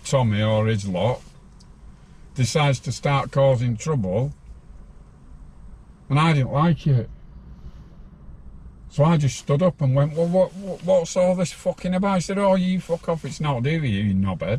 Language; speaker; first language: English; native; English